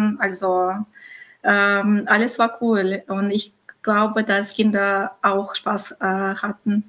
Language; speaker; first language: German; non-native, fluent; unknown